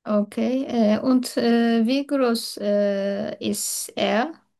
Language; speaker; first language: German; non-native, learner; Turkish